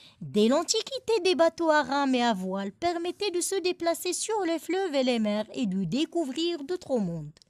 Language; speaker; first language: French; non-native, local second language; Arabic